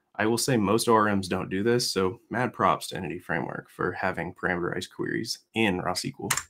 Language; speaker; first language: English; native; English